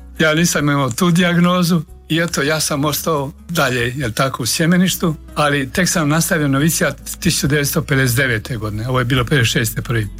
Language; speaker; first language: Croatian; native; Croatian